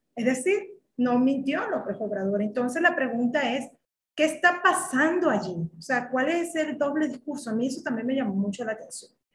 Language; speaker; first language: Spanish; native; Spanish